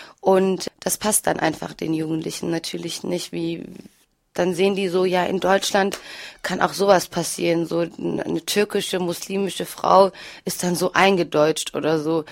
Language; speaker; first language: German; early bilingual, other home language; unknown